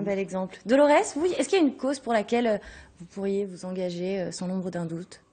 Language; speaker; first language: French; native; French